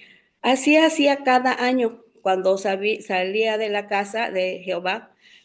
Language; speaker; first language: Spanish; native; Spanish